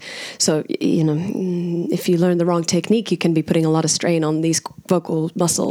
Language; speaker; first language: English; native; English